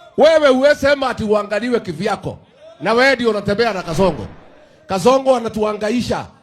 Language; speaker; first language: Swahili; non-native, local second language; Kikuyu